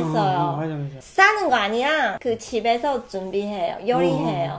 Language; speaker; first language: Korean; non-native, learner; Chinese